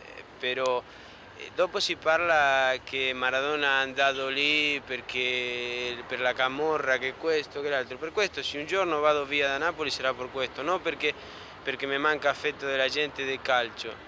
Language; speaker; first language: Italian; non-native, fluent; Spanish